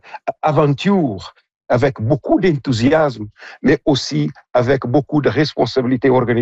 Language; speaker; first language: French; non-native, local second language; Portuguese